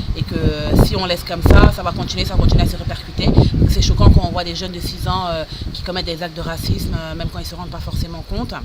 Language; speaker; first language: French; non-native, local second language; Arabic